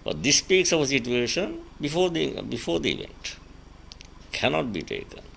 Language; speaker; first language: English; non-native, local second language; Sinhala